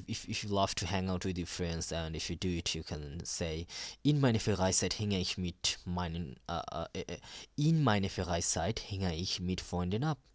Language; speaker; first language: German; non-native, learner; Bangla